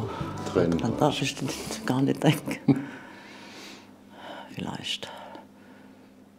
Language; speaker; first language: German; non-native, fluent; English